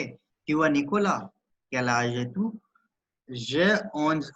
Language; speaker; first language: French; non-native, learner; Hindi